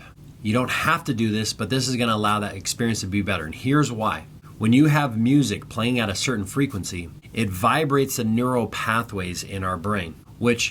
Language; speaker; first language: English; native; English